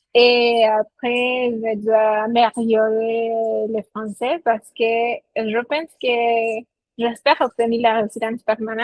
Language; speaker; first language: French; non-native, fluent; Spanish